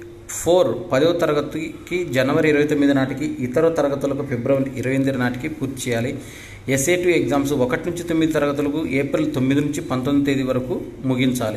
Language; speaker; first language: Telugu; native; Telugu